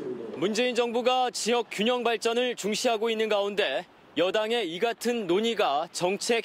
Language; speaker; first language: Korean; native; Korean